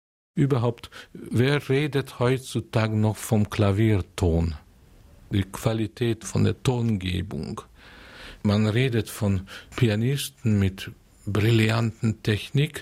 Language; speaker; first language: German; non-native, fluent; Hungarian